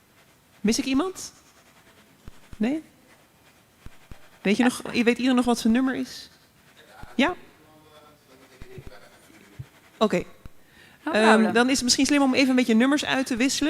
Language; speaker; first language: Dutch; native; Dutch